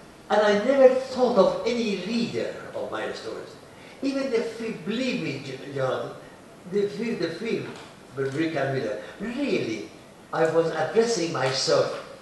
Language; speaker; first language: English; non-native, fluent; Persian